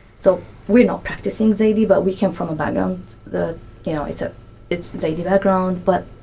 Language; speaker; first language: English; non-native, fluent; Arabic